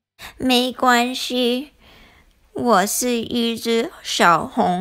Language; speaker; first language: Chinese; non-native, learner; English